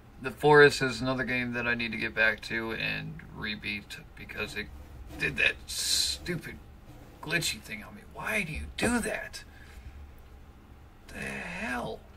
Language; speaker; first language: English; native; English